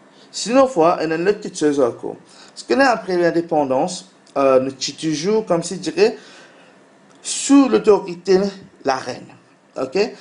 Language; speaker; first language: French; non-native, local second language; Morisyen